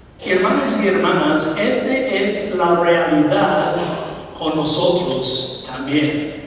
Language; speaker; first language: Spanish; non-native, fluent; English